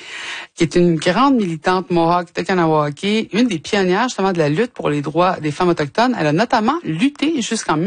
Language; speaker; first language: French; native; French